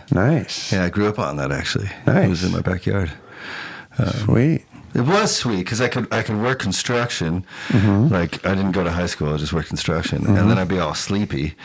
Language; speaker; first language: English; native; English